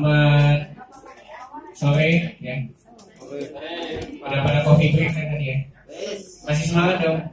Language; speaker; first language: Indonesian; native; Indonesian